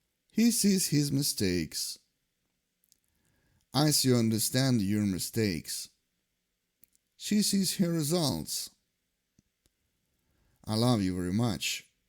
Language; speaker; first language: English; non-native, fluent; Ukrainian